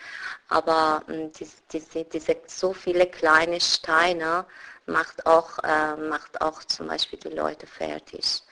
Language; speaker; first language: German; non-native, fluent; Persian